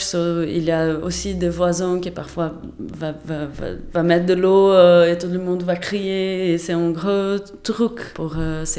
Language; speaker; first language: French; non-native, fluent; Portuguese